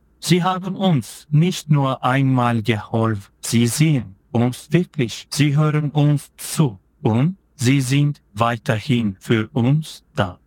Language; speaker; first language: German; non-native, fluent; Turkish